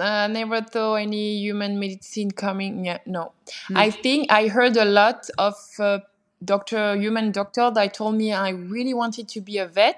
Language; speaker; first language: English; non-native, fluent; French